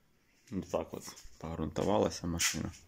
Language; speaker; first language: Russian; native; Russian